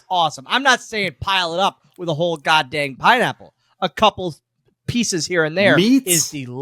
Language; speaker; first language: English; native; English